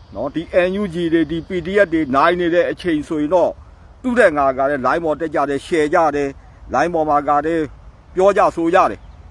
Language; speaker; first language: Burmese; native; Burmese